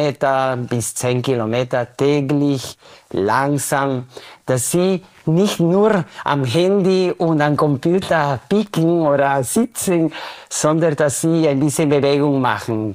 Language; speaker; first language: German; non-native, fluent; Spanish